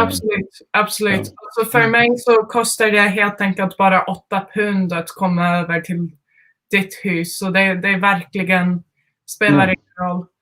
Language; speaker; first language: Swedish; non-native, fluent; Finnish